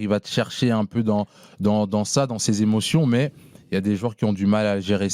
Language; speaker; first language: French; native; French